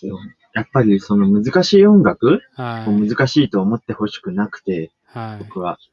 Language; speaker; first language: Japanese; native; Japanese